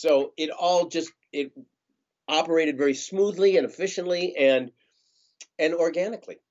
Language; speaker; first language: English; native; English